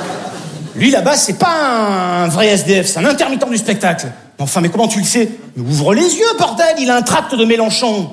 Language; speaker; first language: French; native; French